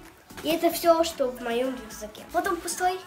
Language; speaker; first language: Russian; early bilingual, heritage; Russian